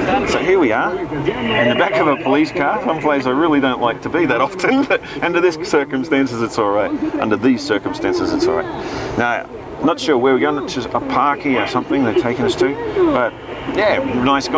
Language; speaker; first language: English; native; English